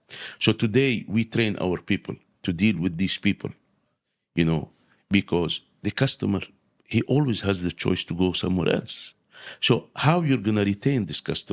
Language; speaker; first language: English; non-native, local second language; Arabic